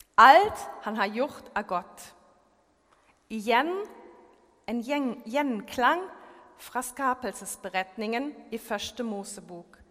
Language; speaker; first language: Norwegian; non-native, fluent; German